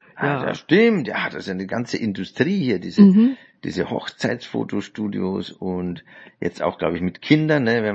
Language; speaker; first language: German; native; German